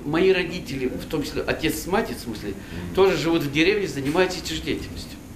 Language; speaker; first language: Russian; non-native, fluent; Turkish